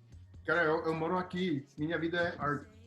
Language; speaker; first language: Portuguese; non-native, fluent; English